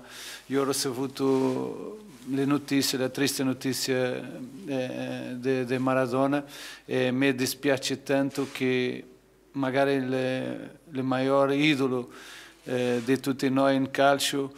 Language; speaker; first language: Italian; non-native, fluent; Portuguese